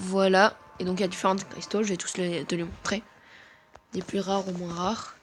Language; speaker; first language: French; native; French